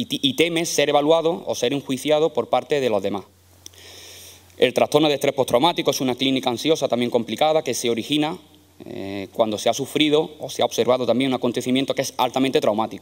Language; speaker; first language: Spanish; native; Spanish